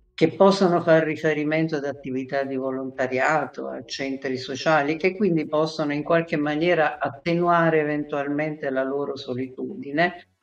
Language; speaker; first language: Italian; native; Italian